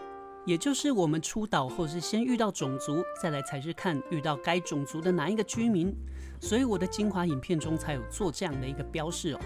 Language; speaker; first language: Chinese; native; Chinese